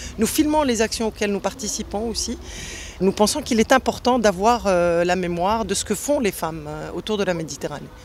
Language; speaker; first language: French; non-native, local second language; Arabic